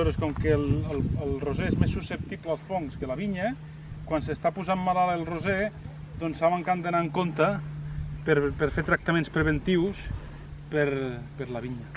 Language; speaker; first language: Catalan; native; Catalan